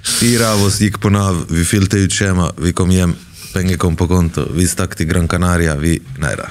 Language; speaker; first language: Norwegian; early bilingual, other home language; Bosnian